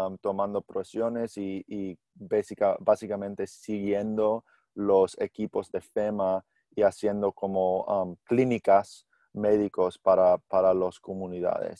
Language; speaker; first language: Spanish; non-native, learner; English